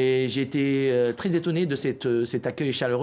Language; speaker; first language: French; non-native, fluent; Chinese